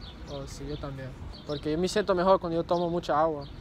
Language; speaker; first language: Spanish; early bilingual, heritage; Spanish